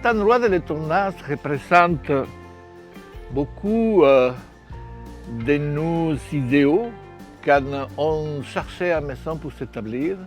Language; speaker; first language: French; non-native, fluent; Spanish